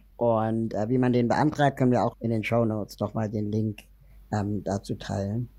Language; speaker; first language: German; native; German